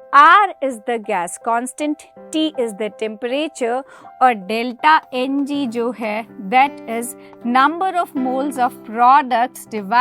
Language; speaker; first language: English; non-native, local second language; Hindi